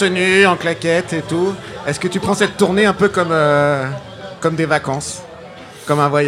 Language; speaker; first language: French; native; French